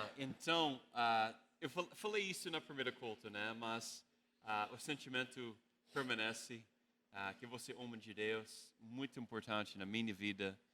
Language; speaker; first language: Portuguese; non-native, fluent; English